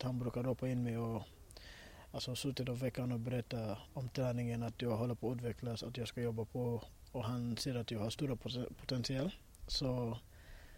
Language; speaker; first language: Swedish; early bilingual, other home language; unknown